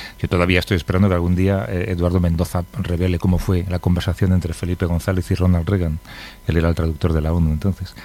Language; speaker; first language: Spanish; native; Spanish